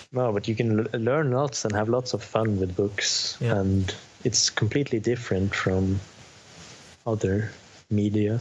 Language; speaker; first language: English; non-native, fluent; Norwegian